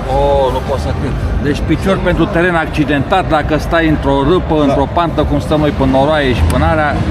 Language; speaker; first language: Romanian; native; Romanian